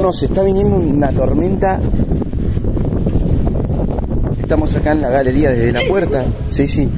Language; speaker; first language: Spanish; native; Spanish